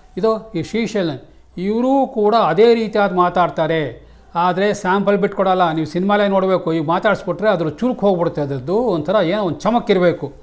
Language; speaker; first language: Kannada; native; Kannada